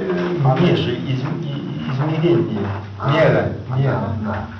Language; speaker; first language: Russian; native; Russian